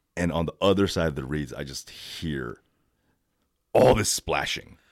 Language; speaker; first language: English; native; English